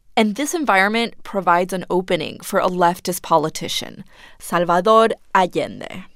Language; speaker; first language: English; non-native, fluent; Spanish